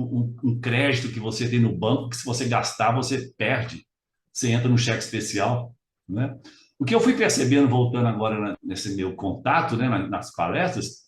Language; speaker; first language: Portuguese; native; Portuguese